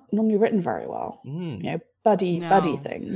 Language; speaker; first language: English; native; English